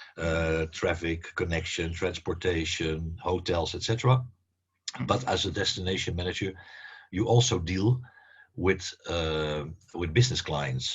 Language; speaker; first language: English; non-native, fluent; Dutch